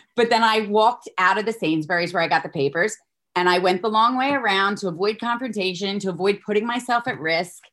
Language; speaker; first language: English; native; English